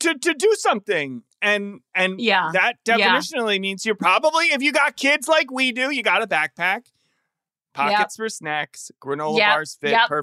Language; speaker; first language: English; native; English